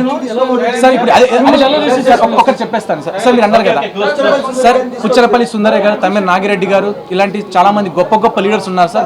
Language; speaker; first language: Telugu; native; Telugu